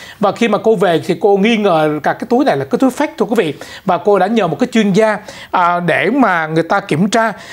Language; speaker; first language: Vietnamese; early bilingual, heritage; Vietnamese